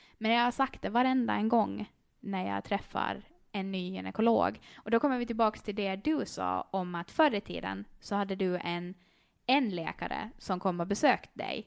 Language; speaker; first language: Swedish; native; Swedish